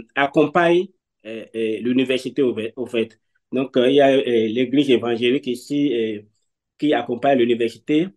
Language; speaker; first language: French; non-native, local second language; Fon